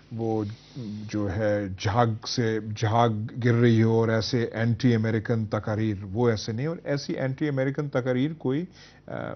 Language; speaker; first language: Urdu; non-native, local second language; Punjabi